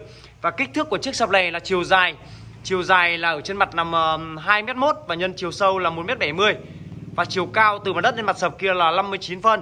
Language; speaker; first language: Vietnamese; native; Vietnamese